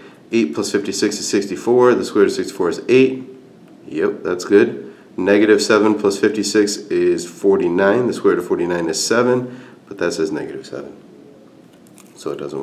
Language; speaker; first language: English; native; English